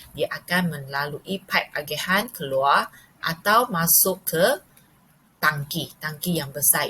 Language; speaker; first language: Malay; non-native, local second language; Chinese